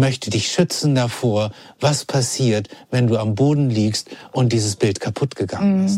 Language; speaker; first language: German; native; German